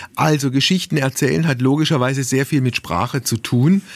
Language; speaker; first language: German; native; German